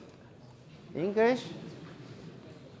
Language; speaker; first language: German; non-native, learner; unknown